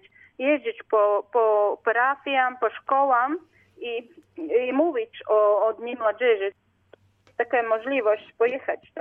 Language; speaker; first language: Polish; non-native, learner; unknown